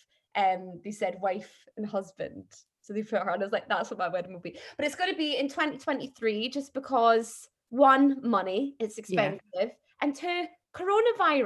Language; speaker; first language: English; native; English